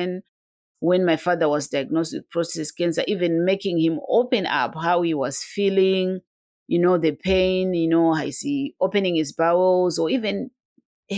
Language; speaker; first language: English; non-native, local second language; Shona